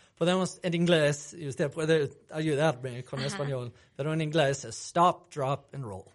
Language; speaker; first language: Spanish; non-native, fluent; English